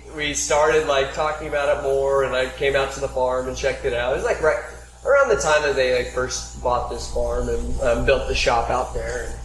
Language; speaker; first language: English; native; English